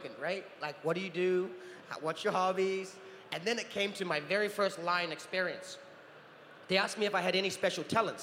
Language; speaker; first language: English; native; English